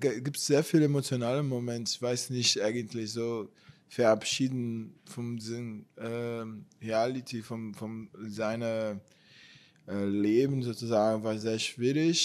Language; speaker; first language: German; non-native, fluent; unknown